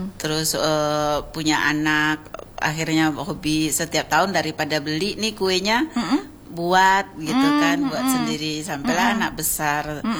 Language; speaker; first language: Indonesian; non-native, local second language; Minangkabau